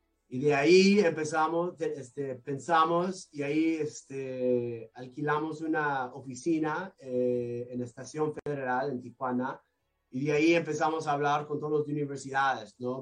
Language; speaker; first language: Spanish; non-native, learner; English